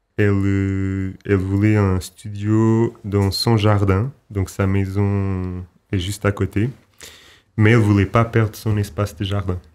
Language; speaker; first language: French; non-native, fluent; Portuguese